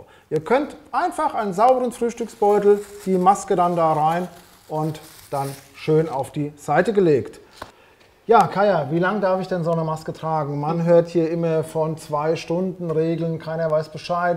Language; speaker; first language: German; native; German